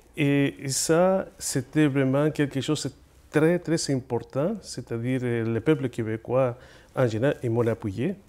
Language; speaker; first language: French; non-native, fluent; Spanish